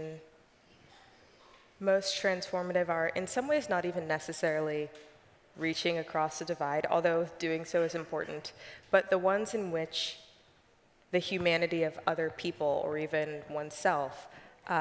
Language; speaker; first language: English; native; English